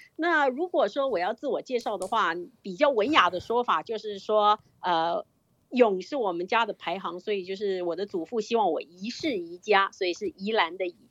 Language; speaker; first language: Chinese; native; Chinese